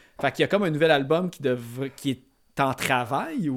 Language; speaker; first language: French; native; French